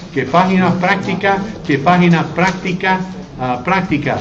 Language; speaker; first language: Spanish; non-native, fluent; English